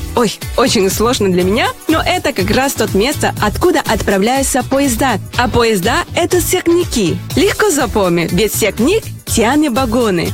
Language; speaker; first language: Russian; non-native, fluent; Spanish